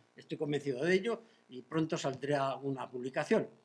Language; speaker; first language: Spanish; native; Spanish